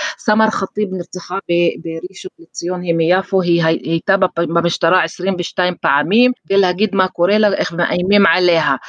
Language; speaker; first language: Hebrew; non-native, local second language; Arabic